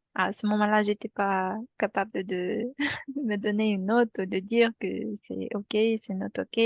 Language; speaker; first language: French; non-native, fluent; Romanian